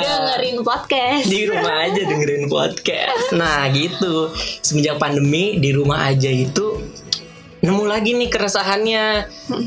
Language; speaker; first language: Indonesian; native; Indonesian